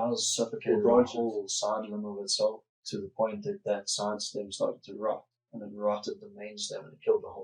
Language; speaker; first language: English; native; English